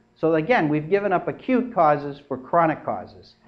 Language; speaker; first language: English; native; English